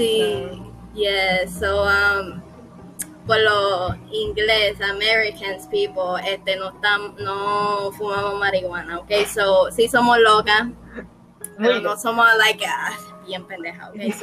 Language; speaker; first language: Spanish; early bilingual, heritage; Spanish